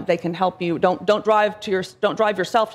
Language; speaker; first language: English; native; English